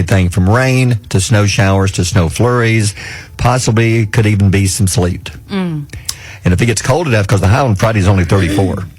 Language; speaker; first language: English; native; English